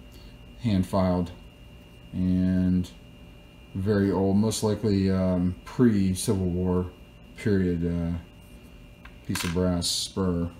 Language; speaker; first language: English; native; English